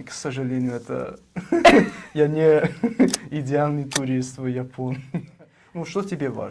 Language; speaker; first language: Russian; non-native, fluent; English